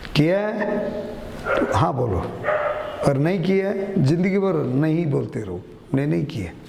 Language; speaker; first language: Hindi; non-native, local second language; Kannada